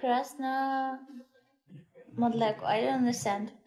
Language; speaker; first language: English; non-native, learner; Russian